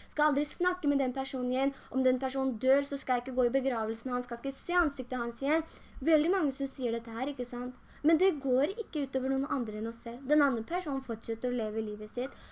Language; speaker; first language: Norwegian; early bilingual, other home language; Urdu